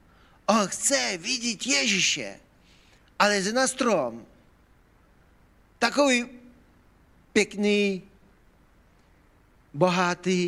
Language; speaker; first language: Czech; non-native, fluent; Ukrainian